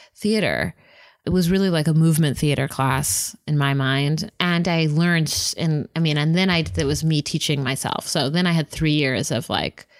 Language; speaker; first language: English; native; English